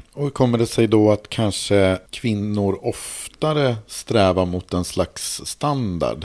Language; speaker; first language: Swedish; native; Swedish